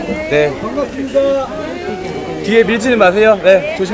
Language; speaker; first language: Korean; native; Korean